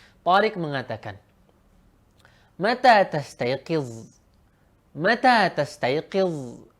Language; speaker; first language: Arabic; non-native, fluent; Indonesian